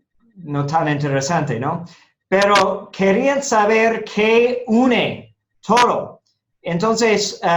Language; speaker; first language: Spanish; non-native, fluent; English